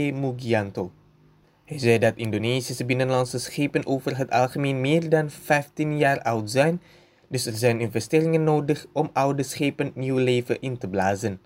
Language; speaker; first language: Dutch; non-native, fluent; Indonesian